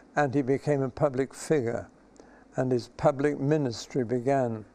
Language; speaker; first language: English; native; English